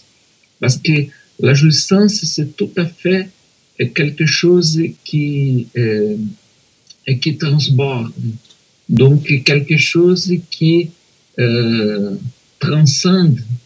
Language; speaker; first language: French; non-native, fluent; Portuguese